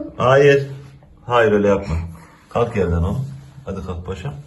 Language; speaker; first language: Turkish; native; Turkish